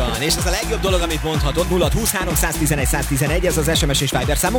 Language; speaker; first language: Hungarian; native; Hungarian